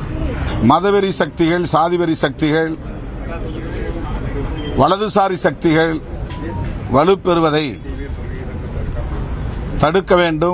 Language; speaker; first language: Tamil; native; Tamil